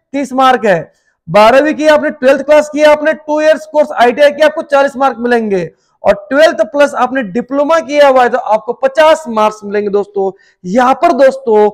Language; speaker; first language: Hindi; non-native, local second language; Marathi